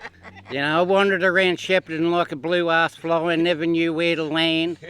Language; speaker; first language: English; native; English